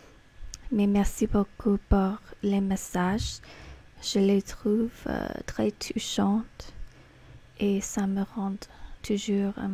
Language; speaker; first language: French; non-native, fluent; English